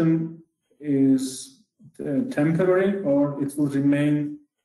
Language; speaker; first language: English; non-native, fluent; Turkish